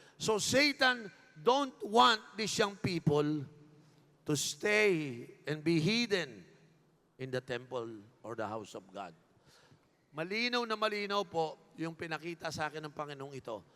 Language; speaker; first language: Filipino; native; Filipino